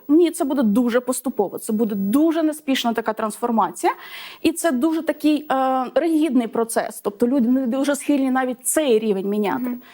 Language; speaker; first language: Ukrainian; non-native, local second language; Russian